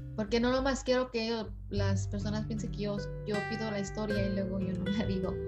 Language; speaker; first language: Spanish; early bilingual, heritage; Spanish